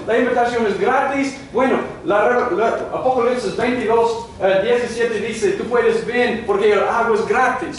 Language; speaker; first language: Spanish; non-native, fluent; English